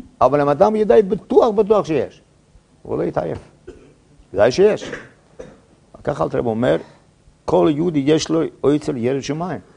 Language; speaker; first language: Hebrew; non-native, fluent; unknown